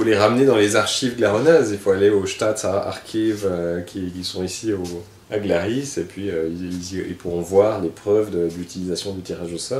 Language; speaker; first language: French; native; French